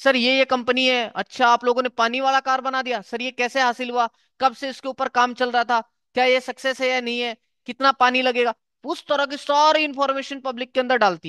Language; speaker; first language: Hindi; native; Hindi